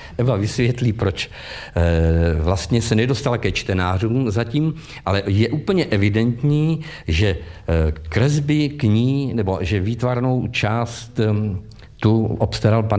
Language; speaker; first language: Czech; native; Czech